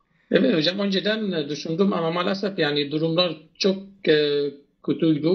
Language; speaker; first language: Turkish; non-native, learner; Arabic